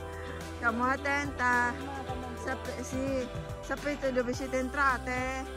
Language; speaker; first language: Italian; non-native, fluent; Filipino